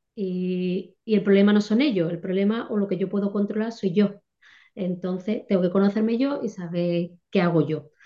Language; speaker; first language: Spanish; native; Spanish